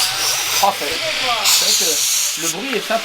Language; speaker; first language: French; native; French